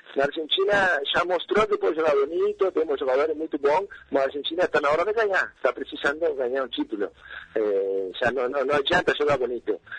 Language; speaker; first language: Portuguese; non-native, fluent; Spanish